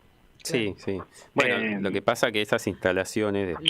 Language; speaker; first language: Spanish; native; Spanish